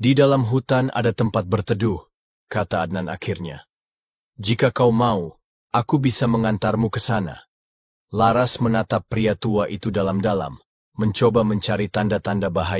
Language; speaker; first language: Indonesian; native; Indonesian